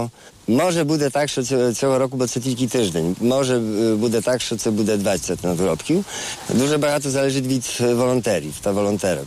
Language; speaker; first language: Ukrainian; non-native, fluent; Polish